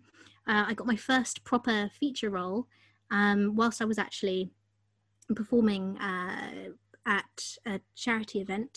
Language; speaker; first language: English; native; English